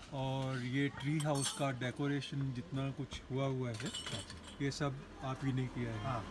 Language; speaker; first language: Hindi; native; Hindi